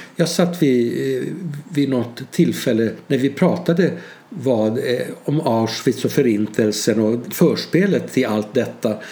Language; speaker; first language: Swedish; early bilingual, other home language; Hungarian